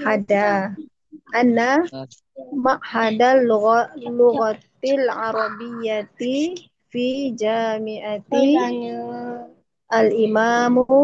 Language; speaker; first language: Arabic; non-native, learner; Indonesian